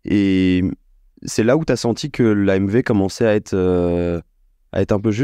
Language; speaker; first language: French; native; French